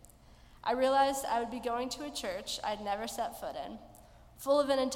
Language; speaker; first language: English; native; English